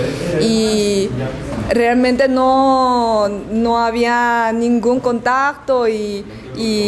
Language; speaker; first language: Spanish; non-native, learner; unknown